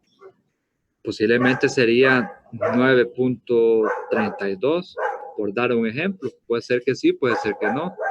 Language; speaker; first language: Spanish; native; Spanish